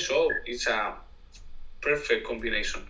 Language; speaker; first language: English; non-native, learner; Spanish